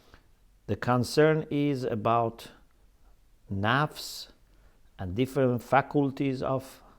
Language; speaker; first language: English; non-native, fluent; Persian